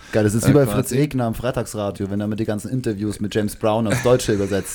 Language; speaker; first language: German; native; German